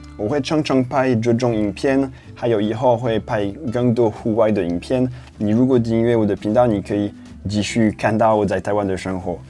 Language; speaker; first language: Chinese; non-native, fluent; French